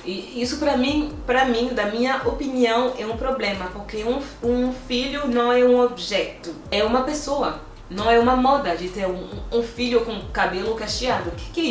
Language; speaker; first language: Portuguese; non-native, fluent; French